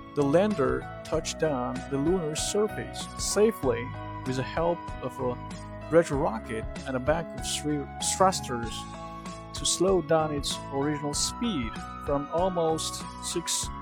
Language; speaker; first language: English; non-native, fluent; Chinese